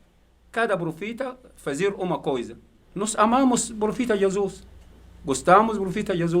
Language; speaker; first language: Portuguese; non-native, learner; Arabic